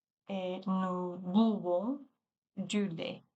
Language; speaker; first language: French; non-native, learner; Chinese